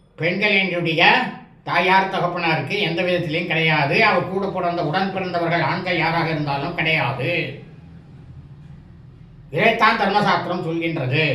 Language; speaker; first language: Tamil; native; Tamil